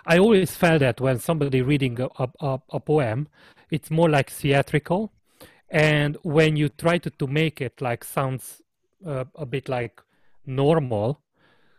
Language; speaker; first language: English; non-native, fluent; Hungarian